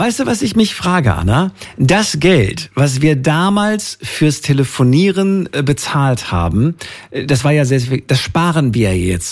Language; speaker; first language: German; native; German